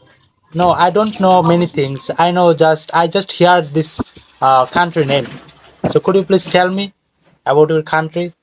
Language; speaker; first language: English; non-native, fluent; Bangla